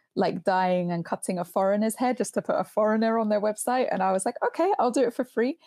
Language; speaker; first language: English; native; English